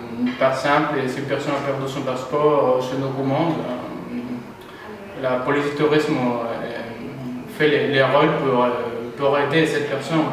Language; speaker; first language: French; non-native, learner; Spanish